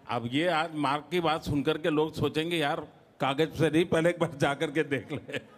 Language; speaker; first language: Hindi; non-native, local second language; Gujarati